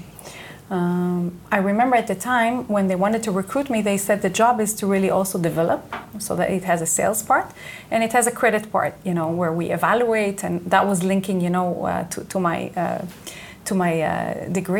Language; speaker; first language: English; non-native, fluent; Hebrew